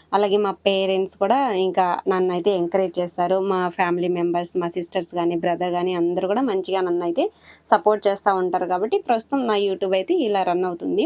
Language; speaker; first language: Telugu; non-native, local second language; Lambadi